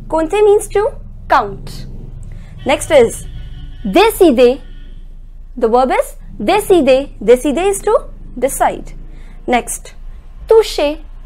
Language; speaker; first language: English; non-native, local second language; Hindi